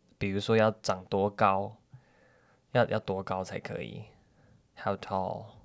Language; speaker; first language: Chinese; native; Chinese